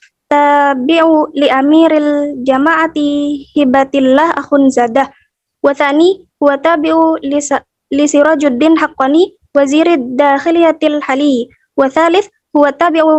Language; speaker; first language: Arabic; non-native, learner; Indonesian